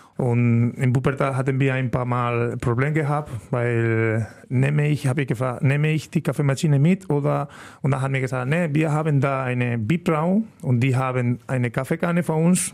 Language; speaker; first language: German; non-native, learner; Spanish